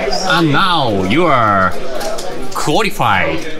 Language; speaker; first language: English; non-native, learner; Japanese